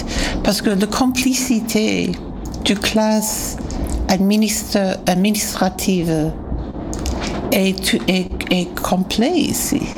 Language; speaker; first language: French; non-native, fluent; English